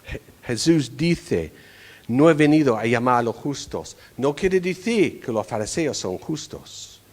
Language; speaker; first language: Spanish; non-native, fluent; English